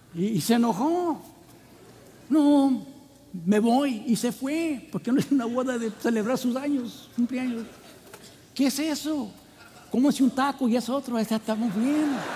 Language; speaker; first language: Spanish; non-native, fluent; English